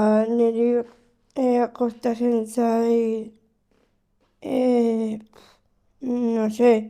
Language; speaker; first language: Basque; non-native, local second language; Spanish